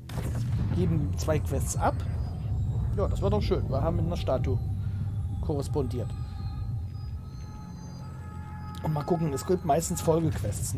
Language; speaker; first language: German; native; German